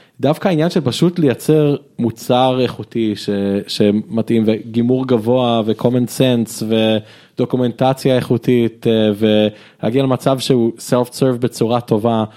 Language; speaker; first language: Hebrew; early bilingual, other home language; English